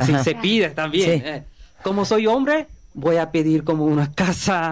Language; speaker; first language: Spanish; non-native, learner; Bangla